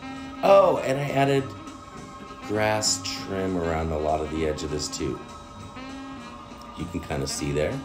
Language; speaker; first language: English; native; English